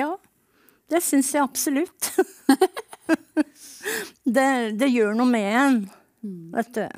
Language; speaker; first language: Norwegian; native; Norwegian